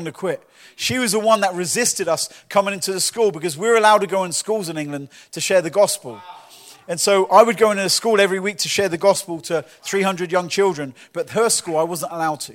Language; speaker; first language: English; native; English